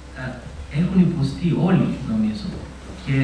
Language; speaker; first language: Greek; non-native, fluent; Macedonian